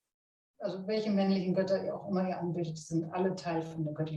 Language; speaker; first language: German; native; German